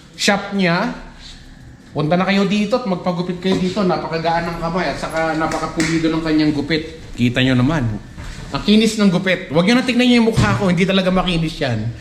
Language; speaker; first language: Filipino; native; Filipino